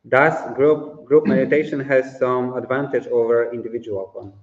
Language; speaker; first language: English; non-native, fluent; Polish